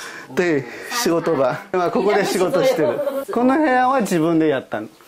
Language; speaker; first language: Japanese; non-native, fluent; Chinese